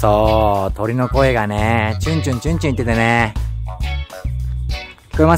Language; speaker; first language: Japanese; native; Japanese